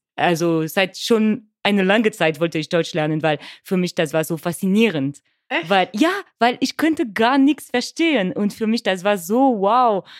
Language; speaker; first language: German; non-native, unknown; French